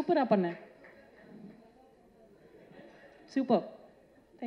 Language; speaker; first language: Tamil; non-native, local second language; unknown